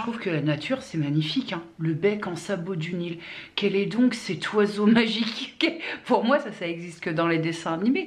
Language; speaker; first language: French; native; French